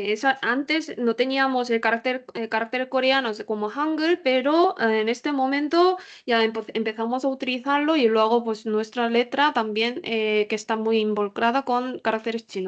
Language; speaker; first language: Spanish; non-native, learner; Korean